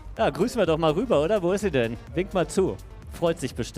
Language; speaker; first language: German; native; German